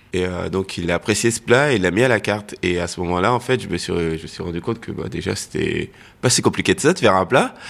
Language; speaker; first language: French; native; French